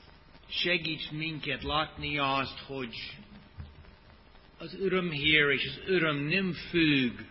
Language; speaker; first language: Hungarian; non-native, fluent; English